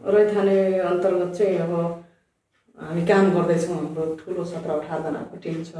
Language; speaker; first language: Nepali; non-native, local second language; Limbu